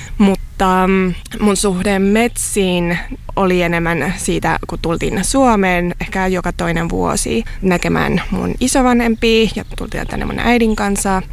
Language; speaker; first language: Finnish; early bilingual, heritage; Finnish